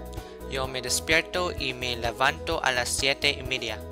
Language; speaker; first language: Spanish; non-native, learner; English